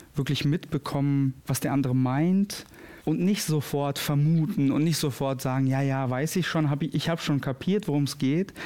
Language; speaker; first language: German; early bilingual, other home language; Albanian